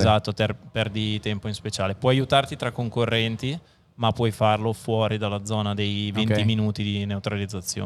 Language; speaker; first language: Italian; native; Italian